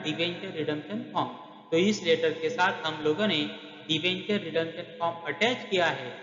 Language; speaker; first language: Hindi; non-native, local second language; Marathi